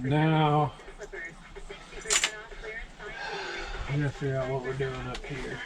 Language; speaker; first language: English; native; English